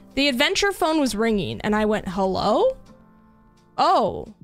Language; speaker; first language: English; native; English